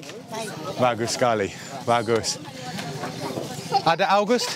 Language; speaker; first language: Indonesian; non-native, learner; English